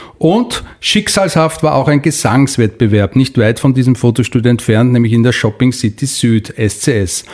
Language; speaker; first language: German; native; German